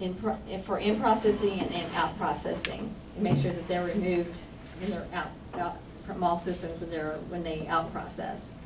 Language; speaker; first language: English; native; English